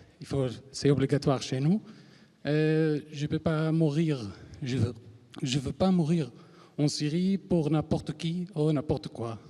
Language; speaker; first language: French; non-native, learner; Arabic